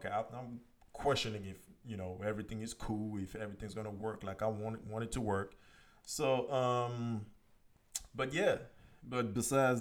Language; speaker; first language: English; non-native, local second language; French